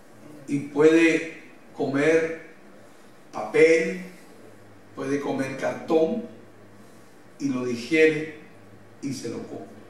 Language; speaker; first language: Spanish; native; Spanish